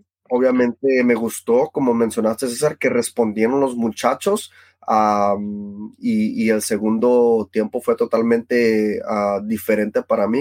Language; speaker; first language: Spanish; early bilingual, heritage; Spanish